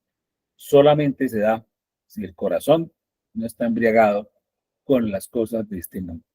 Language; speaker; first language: Spanish; native; Spanish